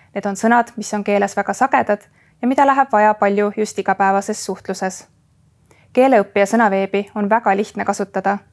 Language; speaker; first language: Estonian; native; Estonian